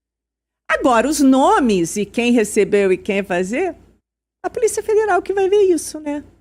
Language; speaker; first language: Portuguese; native; Portuguese